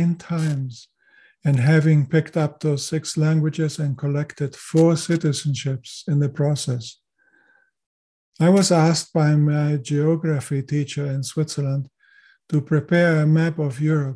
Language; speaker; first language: English; non-native, fluent; German